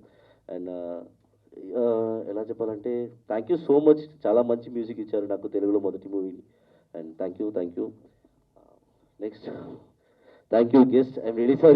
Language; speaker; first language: Telugu; non-native, learner; Tamil